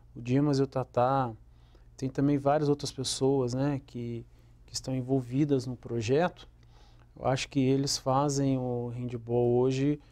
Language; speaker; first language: Portuguese; native; Portuguese